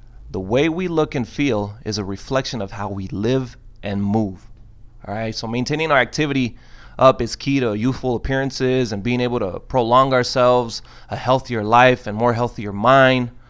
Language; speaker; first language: English; early bilingual, other home language; Spanish